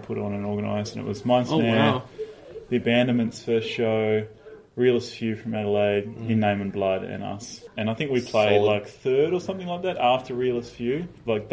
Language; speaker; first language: English; native; English